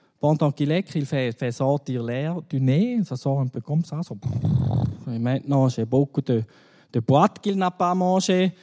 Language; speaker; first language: French; non-native, fluent; German